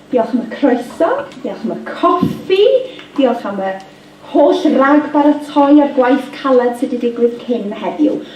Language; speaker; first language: Welsh; native; Welsh